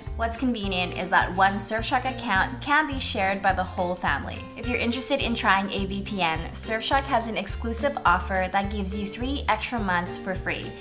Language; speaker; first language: English; native; English